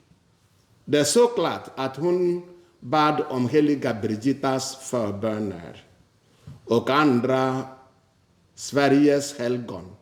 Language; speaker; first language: Swedish; non-native, fluent; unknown